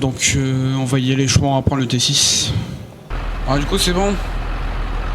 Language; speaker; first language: French; native; French